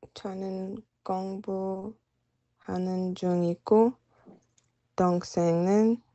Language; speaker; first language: Korean; non-native, learner; English